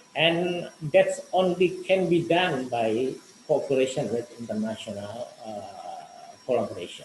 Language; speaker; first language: English; non-native, learner; Indonesian